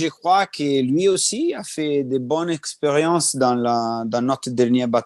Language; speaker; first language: French; non-native, learner; Italian